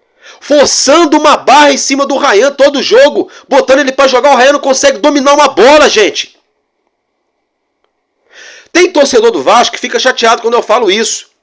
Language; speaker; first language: Portuguese; native; Portuguese